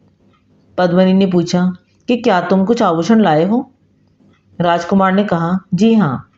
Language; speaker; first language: Hindi; native; Hindi